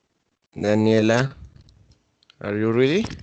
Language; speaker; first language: English; non-native, learner; Spanish